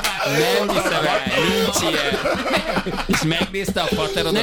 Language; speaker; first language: Hungarian; native; Hungarian